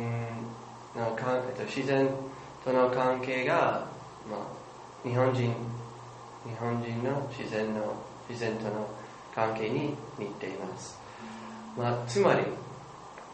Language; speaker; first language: Japanese; non-native, learner; English